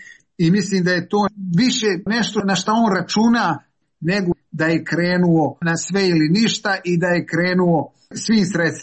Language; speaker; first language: Serbian; native; Serbian